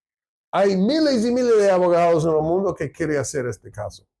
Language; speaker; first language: Spanish; non-native, fluent; English